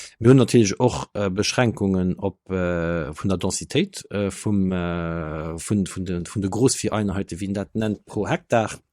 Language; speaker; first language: Luxembourgish; native; Luxembourgish